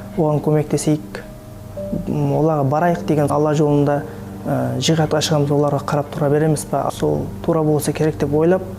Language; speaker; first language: Kazakh; non-native, local second language; Uzbek